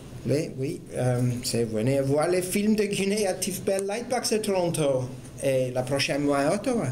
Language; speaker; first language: French; non-native, fluent; Turkish